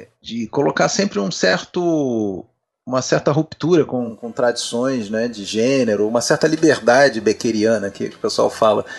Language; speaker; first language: Portuguese; native; Portuguese